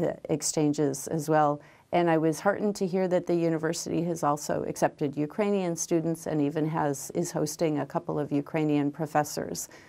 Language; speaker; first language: English; native; English